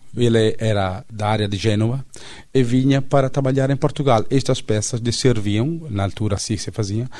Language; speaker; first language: Portuguese; non-native, fluent; Italian